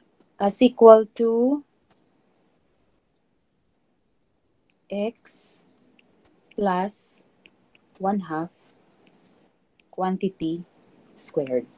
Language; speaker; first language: English; non-native, local second language; Filipino